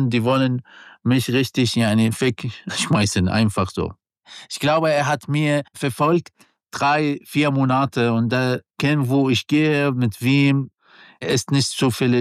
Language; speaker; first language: German; non-native, learner; Arabic